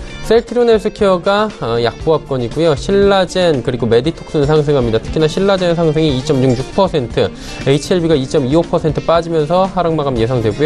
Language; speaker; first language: Korean; native; Korean